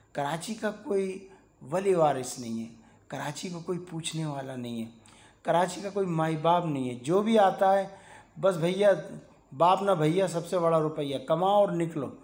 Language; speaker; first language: Urdu; native; Urdu